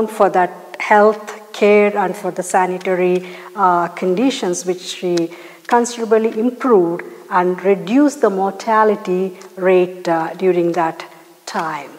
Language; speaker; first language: English; non-native, local second language; Malayalam